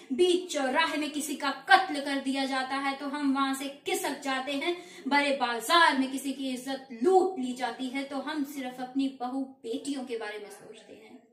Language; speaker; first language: Hindi; non-native, local second language; Punjabi